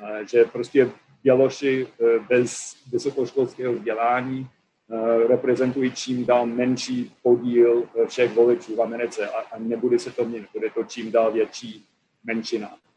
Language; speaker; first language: Czech; non-native, fluent; English